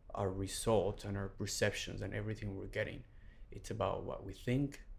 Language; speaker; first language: English; non-native, fluent; Spanish